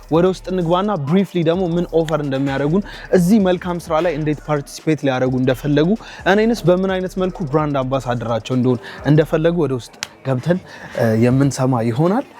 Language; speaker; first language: Amharic; native; Amharic